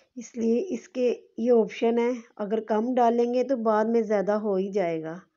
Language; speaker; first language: Urdu; non-native, local second language; Punjabi